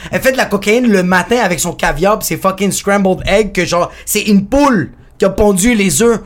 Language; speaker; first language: French; early bilingual, other home language; Spanish